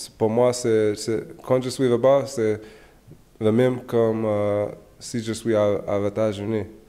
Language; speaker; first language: French; non-native, learner; English